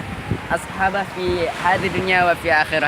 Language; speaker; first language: Arabic; non-native, learner; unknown